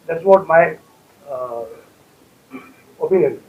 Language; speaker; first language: Hindi; native; Hindi